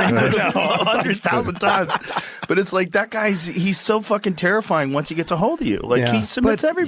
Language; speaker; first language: English; native; English